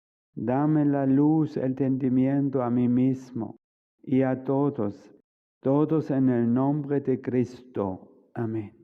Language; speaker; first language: Spanish; non-native, fluent; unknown